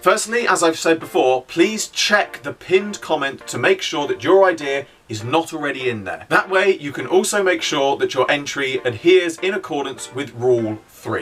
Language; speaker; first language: English; native; English